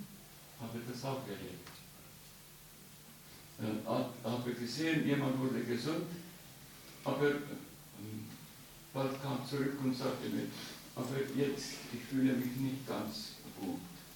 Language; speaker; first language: German; non-native, fluent; Estonian